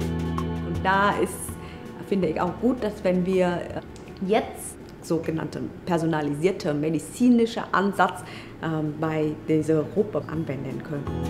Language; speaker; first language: German; non-native, fluent; Vietnamese